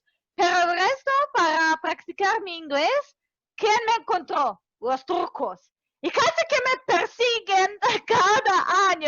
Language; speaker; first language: Spanish; non-native, fluent; Serbian